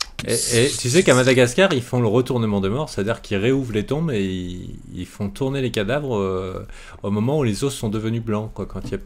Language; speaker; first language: French; native; French